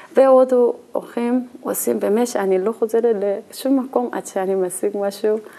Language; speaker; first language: Hebrew; non-native, learner; Korean